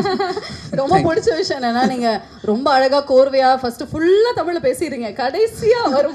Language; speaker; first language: Tamil; native; Tamil